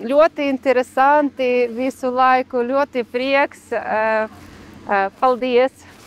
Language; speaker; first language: Latvian; non-native, learner; Ukrainian